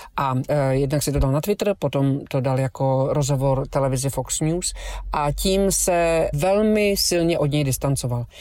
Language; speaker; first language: Czech; native; Czech